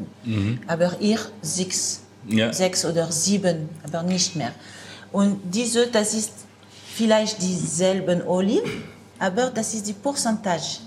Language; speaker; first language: German; non-native, learner; French